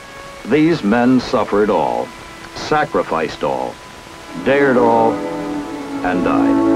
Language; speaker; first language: English; native; English